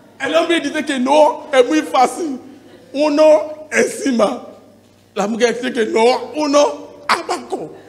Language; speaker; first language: Spanish; non-native, learner; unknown